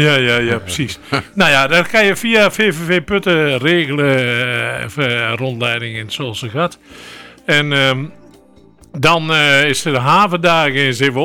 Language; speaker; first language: Dutch; native; Dutch